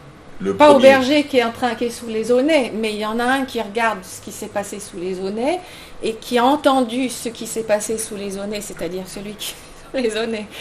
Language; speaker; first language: French; native; French